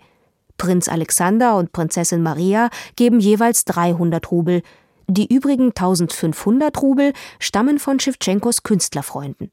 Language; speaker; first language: German; native; German